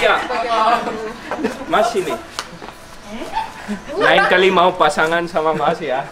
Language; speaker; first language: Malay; non-native, learner; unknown